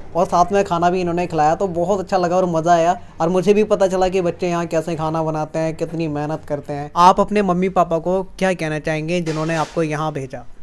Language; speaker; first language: Hindi; native; Hindi